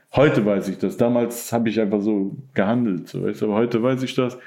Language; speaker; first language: German; native; German